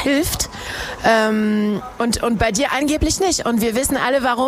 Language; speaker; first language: German; non-native, fluent; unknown